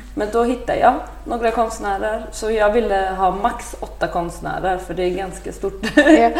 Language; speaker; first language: Swedish; early bilingual, other home language; Persian